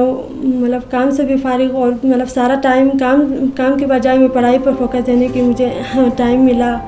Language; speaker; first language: Hindi; non-native, local second language; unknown